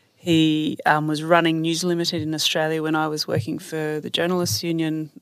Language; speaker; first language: English; native; English